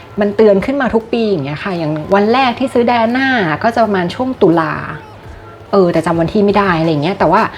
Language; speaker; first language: Thai; native; Thai